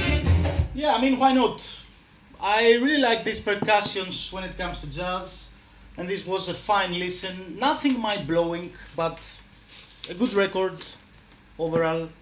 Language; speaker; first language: English; non-native, fluent; Greek